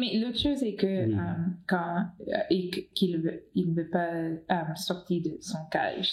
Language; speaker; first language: French; non-native, learner; English